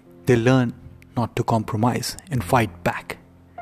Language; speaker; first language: English; non-native, local second language; Hindi